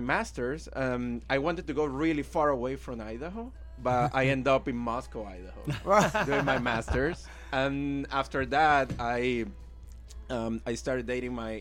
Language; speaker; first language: English; non-native, fluent; Spanish